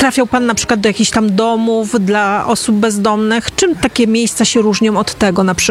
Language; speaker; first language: Polish; native; Polish